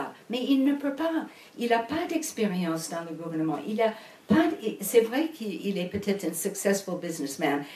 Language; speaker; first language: French; non-native, fluent; English